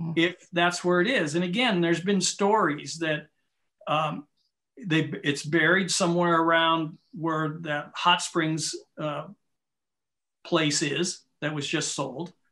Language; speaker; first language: English; native; English